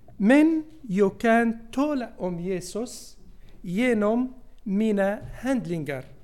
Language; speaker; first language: Swedish; non-native, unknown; Arabic